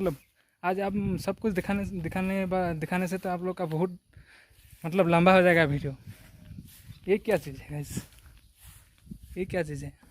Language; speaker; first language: Hindi; non-native, local second language; Assamese